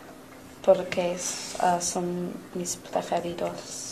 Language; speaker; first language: Spanish; non-native, learner; English